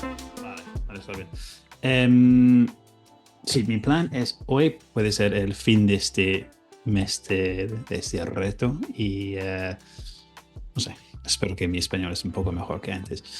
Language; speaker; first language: Spanish; non-native, learner; English